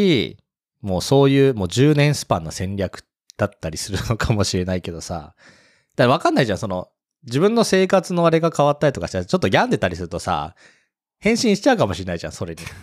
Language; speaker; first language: Japanese; native; Japanese